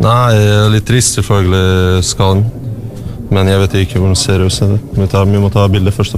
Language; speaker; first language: Norwegian; non-native, learner; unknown